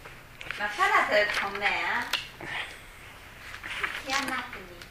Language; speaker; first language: Italian; non-native, learner; Chinese